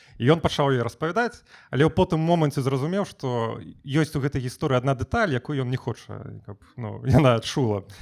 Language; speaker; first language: Belarusian; non-native, local second language; Russian